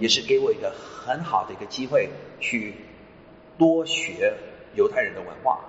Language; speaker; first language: Chinese; non-native, fluent; English